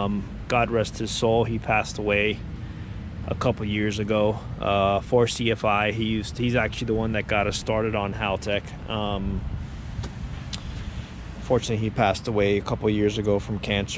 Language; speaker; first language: English; native; English